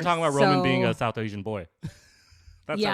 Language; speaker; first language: English; native; English